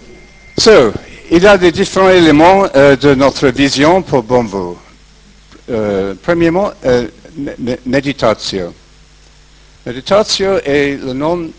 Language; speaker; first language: French; non-native, fluent; English